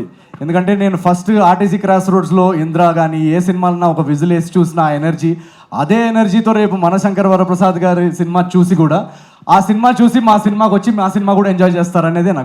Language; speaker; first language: Telugu; native; Telugu